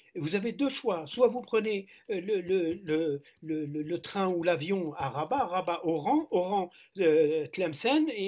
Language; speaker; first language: French; non-native, local second language; Arabic